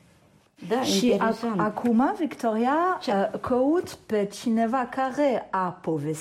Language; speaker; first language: Romanian; non-native, learner; French